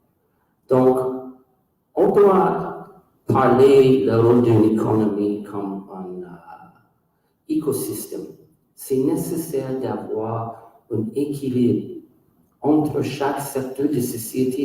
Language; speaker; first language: French; non-native, local second language; English